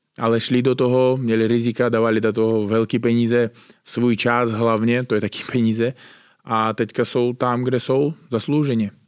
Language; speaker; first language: Czech; non-native, fluent; Uzbek